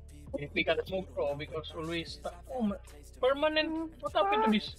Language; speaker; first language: English; non-native, learner; Indonesian